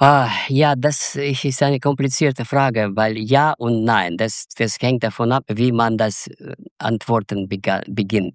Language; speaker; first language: German; non-native, fluent; Russian